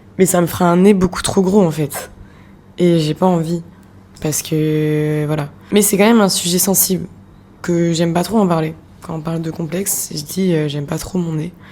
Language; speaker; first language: French; native; French